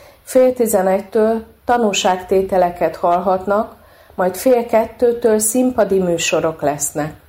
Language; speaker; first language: Hungarian; native; Hungarian